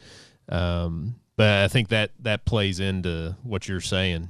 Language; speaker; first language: English; native; English